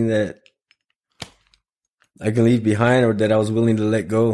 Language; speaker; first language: English; early bilingual, other home language; Spanish